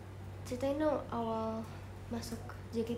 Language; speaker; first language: Indonesian; native; Indonesian